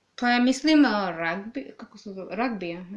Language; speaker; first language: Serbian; non-native, learner; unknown